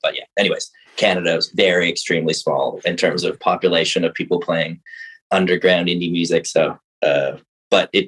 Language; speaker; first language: English; native; English